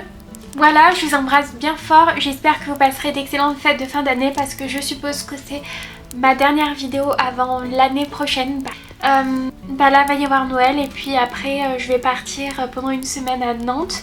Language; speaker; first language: French; native; French